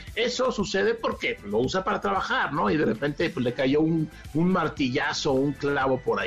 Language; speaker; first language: Spanish; native; Spanish